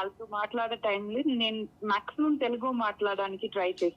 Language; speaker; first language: Telugu; non-native, local second language; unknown